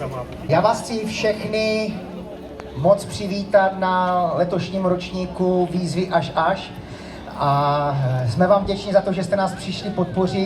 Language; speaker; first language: Czech; native; Czech